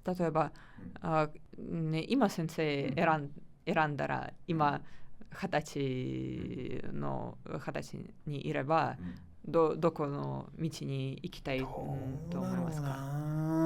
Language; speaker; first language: Japanese; non-native, learner; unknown